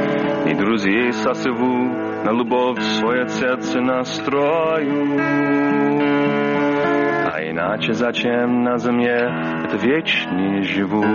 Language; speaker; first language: Russian; non-native, learner; English